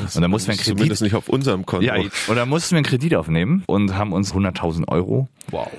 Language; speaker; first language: German; native; German